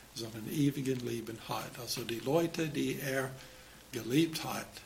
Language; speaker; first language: German; non-native, fluent; English